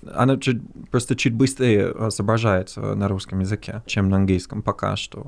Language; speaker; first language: Russian; non-native, fluent; English